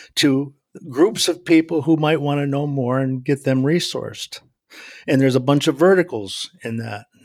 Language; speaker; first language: English; native; English